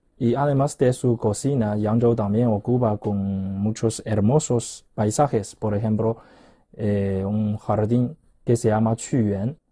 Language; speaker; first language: Spanish; non-native, fluent; Chinese